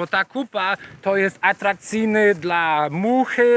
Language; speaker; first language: Polish; non-native, learner; English